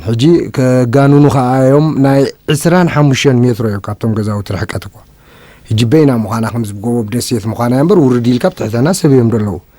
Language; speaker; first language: Tigrinya; native; Tigrinya